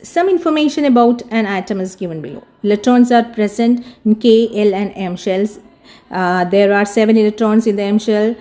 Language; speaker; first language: English; non-native, local second language; Malayalam